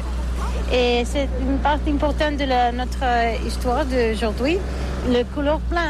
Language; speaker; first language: French; non-native, learner; Catalan